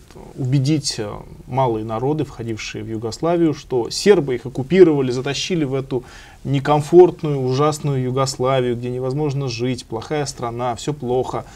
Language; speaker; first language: Russian; native; Russian